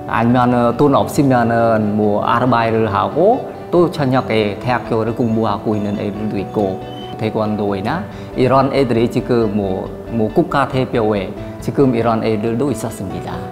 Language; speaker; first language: Korean; non-native, fluent; Khmer